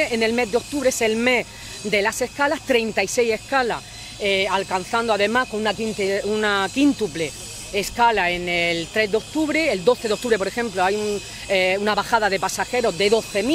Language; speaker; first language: Spanish; native; Spanish